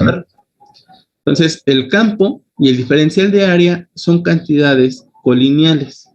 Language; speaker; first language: Spanish; native; Spanish